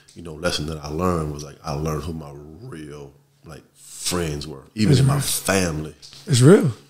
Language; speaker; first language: English; native; English